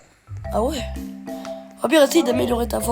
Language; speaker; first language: French; native; French